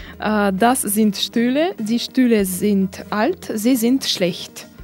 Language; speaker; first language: German; non-native, learner; Russian